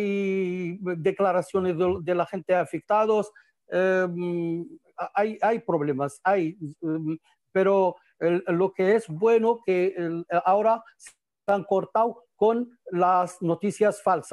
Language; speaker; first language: Spanish; non-native, fluent; Arabic